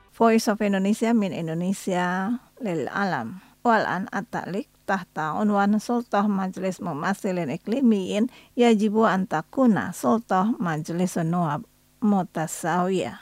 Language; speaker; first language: Arabic; non-native, learner; Indonesian